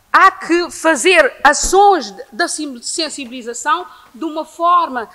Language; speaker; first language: Portuguese; non-native, local second language; Kabuverdianu